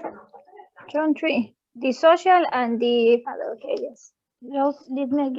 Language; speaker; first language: English; non-native, learner; Spanish